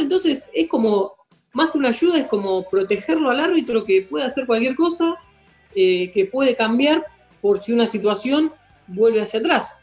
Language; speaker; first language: Spanish; native; Spanish